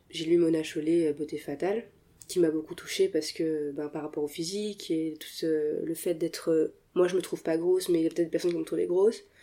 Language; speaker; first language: French; native; French